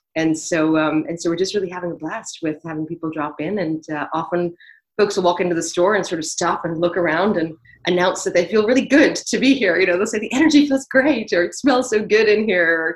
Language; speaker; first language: English; native; English